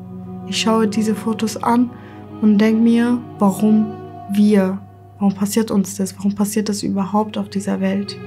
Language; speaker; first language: German; early bilingual, other home language; Kurdish